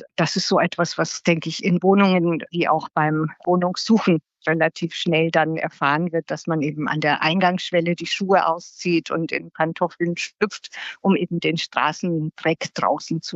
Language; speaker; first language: German; native; German